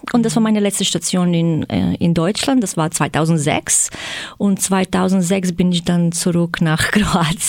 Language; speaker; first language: German; non-native, fluent; Croatian